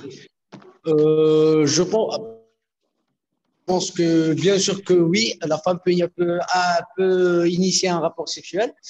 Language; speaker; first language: French; non-native, learner; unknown